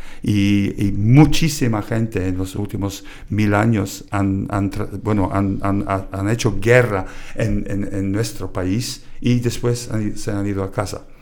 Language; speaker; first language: Spanish; non-native, fluent; English